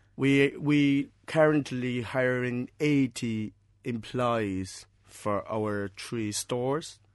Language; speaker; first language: English; non-native, learner; Chinese